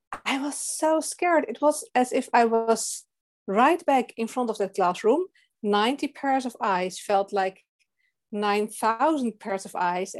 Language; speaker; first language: English; non-native, fluent; Dutch